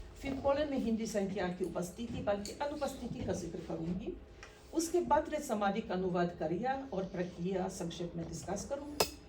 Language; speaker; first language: Hindi; non-native, fluent; Polish